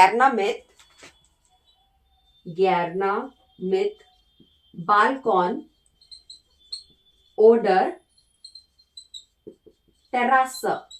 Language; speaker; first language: German; non-native, learner; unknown